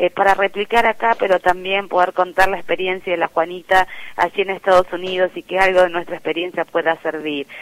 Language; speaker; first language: Spanish; native; Spanish